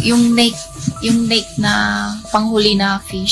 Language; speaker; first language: Filipino; non-native, learner; Chinese